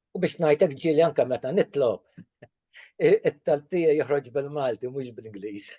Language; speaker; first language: Maltese; native; Maltese